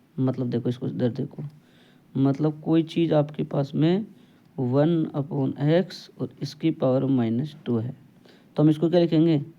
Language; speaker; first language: Hindi; native; Hindi